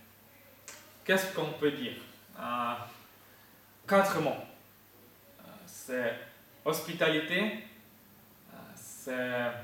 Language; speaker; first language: French; non-native, fluent; Ukrainian